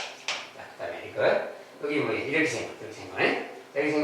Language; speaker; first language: Korean; native; Korean